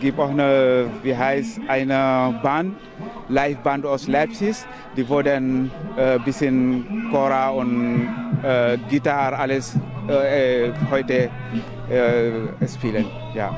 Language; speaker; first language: German; non-native, learner; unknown